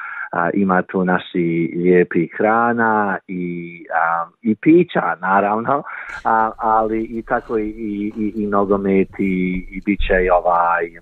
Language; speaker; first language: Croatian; early bilingual, heritage; Croatian